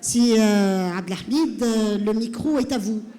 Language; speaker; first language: French; non-native, local second language; Arabic